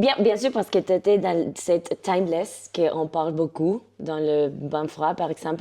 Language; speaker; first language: French; non-native, fluent; Spanish